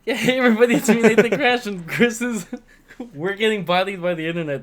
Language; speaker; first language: English; native; English